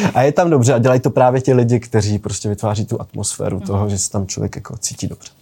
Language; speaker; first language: Czech; native; Czech